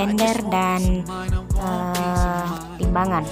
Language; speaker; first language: Indonesian; native; Indonesian